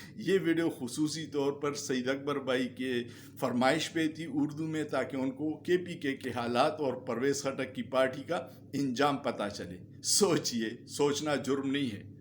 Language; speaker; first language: Urdu; non-native, local second language; Pashto